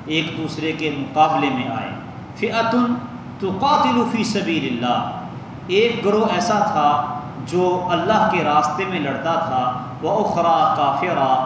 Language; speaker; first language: Urdu; non-native, local second language; Punjabi